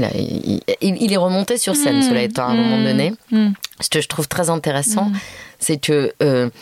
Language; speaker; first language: French; native; French